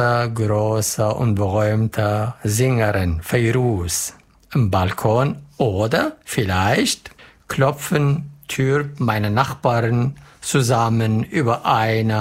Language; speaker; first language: German; non-native, learner; Arabic